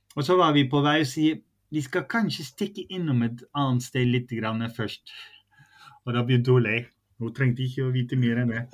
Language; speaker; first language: Norwegian; non-native, fluent; Dutch